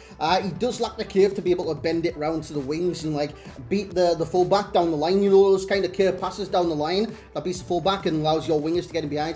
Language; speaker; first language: English; native; English